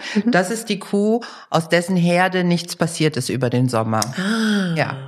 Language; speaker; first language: German; early bilingual, other home language; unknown